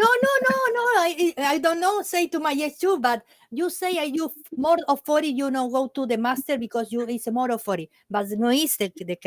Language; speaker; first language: English; non-native, learner; Spanish